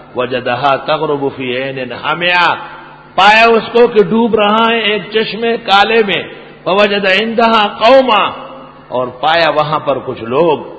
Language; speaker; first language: Urdu; non-native, local second language; Pashto